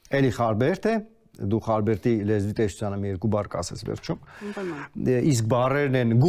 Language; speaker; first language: Armenian; native; Armenian